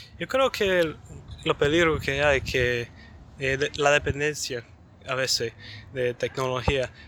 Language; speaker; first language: Spanish; early bilingual, heritage; Spanish